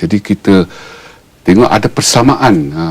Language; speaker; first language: Malay; native; Malay